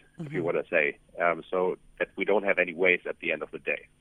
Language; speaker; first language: English; non-native, fluent; German